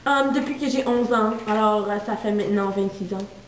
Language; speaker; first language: French; non-native, local second language; English